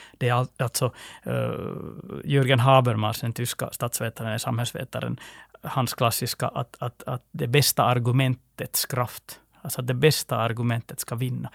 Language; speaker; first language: Swedish; native; Swedish